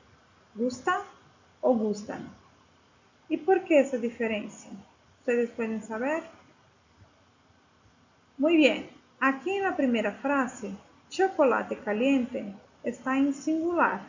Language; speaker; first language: Spanish; non-native, fluent; Portuguese